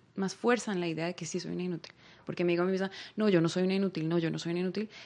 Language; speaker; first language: Spanish; native; Spanish